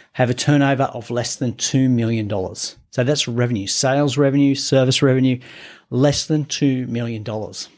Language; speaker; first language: English; native; English